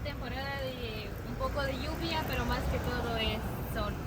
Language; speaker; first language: Spanish; native; Spanish